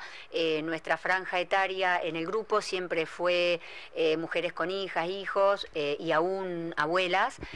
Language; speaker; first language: Spanish; native; Spanish